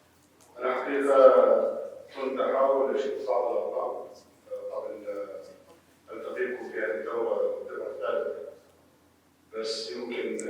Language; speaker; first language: Arabic; native; Arabic